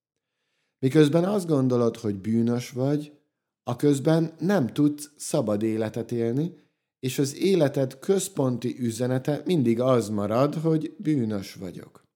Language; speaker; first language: Hungarian; native; Hungarian